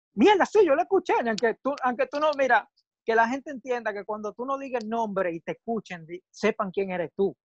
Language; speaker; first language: Spanish; native; Spanish